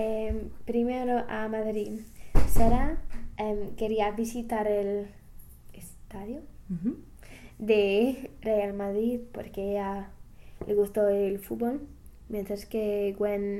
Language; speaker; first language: Spanish; non-native, learner; English